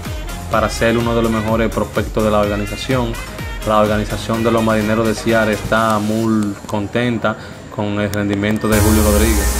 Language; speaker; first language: Spanish; native; Spanish